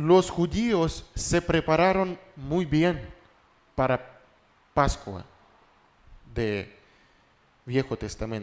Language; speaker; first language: Spanish; non-native, fluent; Russian